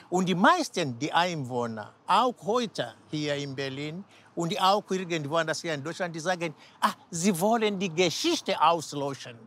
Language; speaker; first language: German; non-native, fluent; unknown